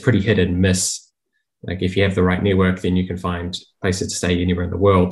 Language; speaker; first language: English; native; English